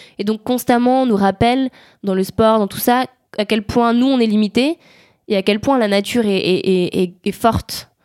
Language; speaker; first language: French; native; French